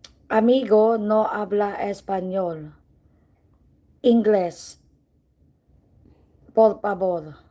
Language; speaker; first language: Spanish; non-native, learner; Filipino